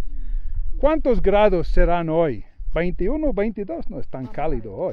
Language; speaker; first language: Spanish; non-native, fluent; English